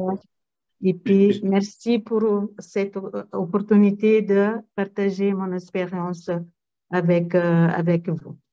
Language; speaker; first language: French; non-native, fluent; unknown